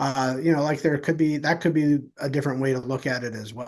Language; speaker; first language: English; native; English